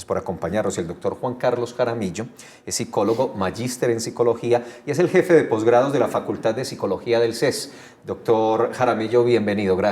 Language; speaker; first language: Spanish; native; Spanish